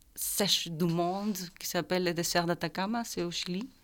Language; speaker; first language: French; non-native, fluent; Spanish